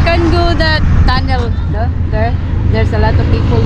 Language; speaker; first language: English; non-native, local second language; Cebuano